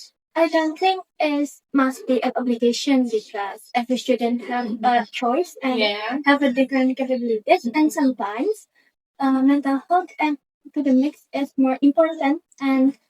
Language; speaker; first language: English; non-native, learner; Indonesian